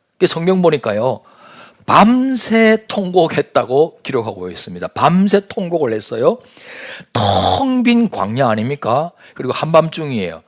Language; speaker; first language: Korean; native; Korean